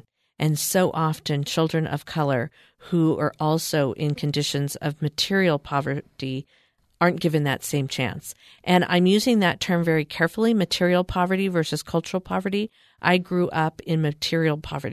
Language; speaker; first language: English; native; English